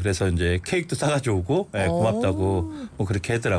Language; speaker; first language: Korean; native; Korean